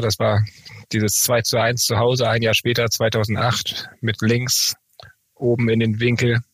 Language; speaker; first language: German; native; German